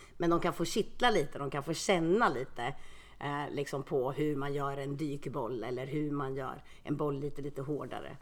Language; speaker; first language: Swedish; early bilingual, other home language; Finnish